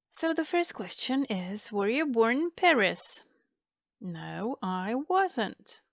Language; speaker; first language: English; non-native, fluent; Macedonian